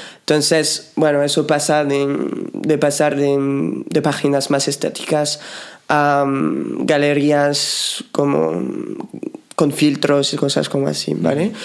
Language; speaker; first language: Spanish; non-native, fluent; French